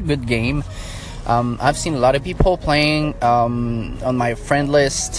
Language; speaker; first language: English; non-native, fluent; French